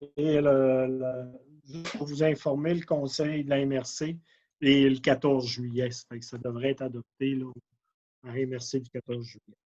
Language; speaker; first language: French; native; French